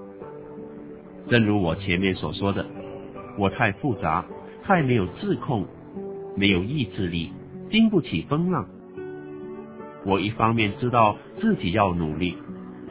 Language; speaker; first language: Chinese; native; Chinese